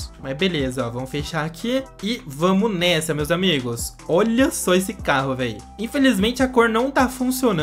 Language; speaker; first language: Portuguese; native; Portuguese